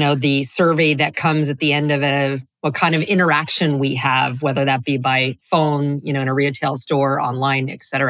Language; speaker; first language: English; native; English